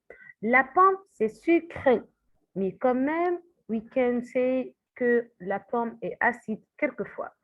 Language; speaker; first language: French; non-native, fluent; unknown